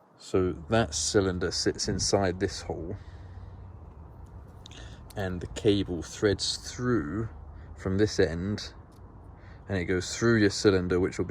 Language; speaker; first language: English; native; English